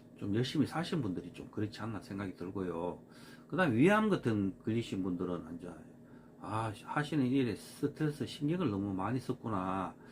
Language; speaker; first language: Korean; native; Korean